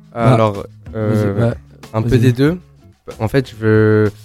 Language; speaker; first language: French; native; French